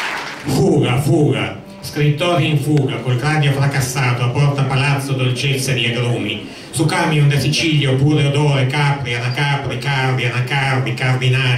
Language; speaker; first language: Italian; native; Italian